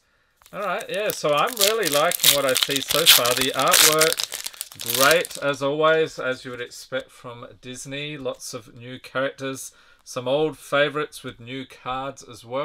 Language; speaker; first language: English; native; English